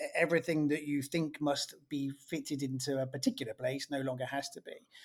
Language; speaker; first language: English; native; English